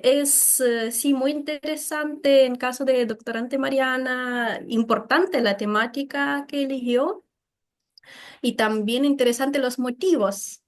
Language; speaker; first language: Spanish; non-native, fluent; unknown